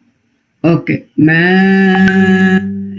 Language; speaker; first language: Arabic; non-native, learner; Urdu